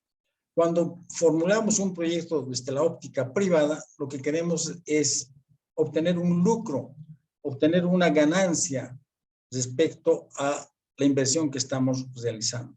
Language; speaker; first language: Spanish; native; Spanish